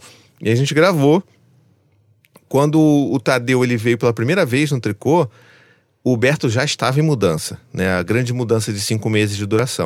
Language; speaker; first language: Portuguese; native; Portuguese